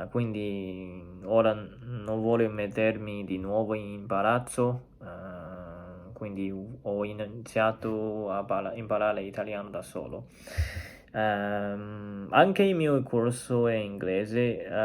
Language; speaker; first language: Italian; non-native, learner; Chinese